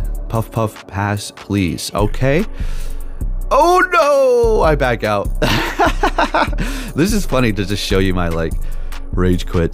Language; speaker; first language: English; native; English